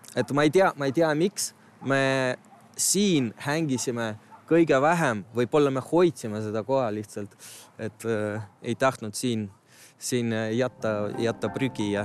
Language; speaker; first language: Estonian; non-native, local second language; Russian